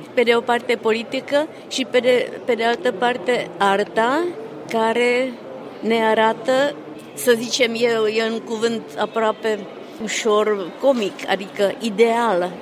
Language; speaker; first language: Romanian; non-native, fluent; Czech